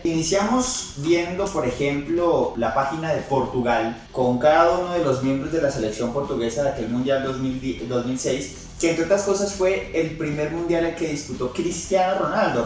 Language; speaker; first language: Spanish; native; Spanish